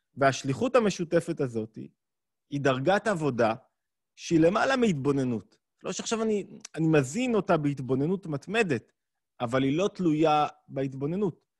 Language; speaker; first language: Hebrew; native; Hebrew